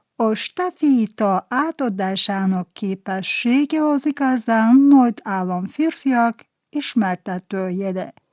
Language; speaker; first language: Hungarian; non-native, fluent; Turkish